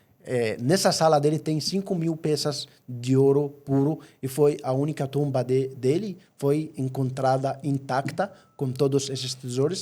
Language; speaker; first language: Portuguese; non-native, fluent; Arabic